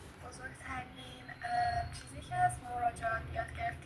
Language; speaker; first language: Persian; native; Persian